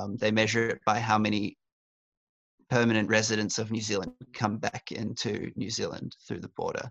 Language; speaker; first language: English; native; English